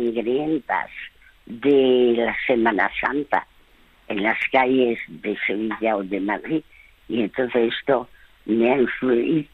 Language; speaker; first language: Spanish; non-native, fluent; French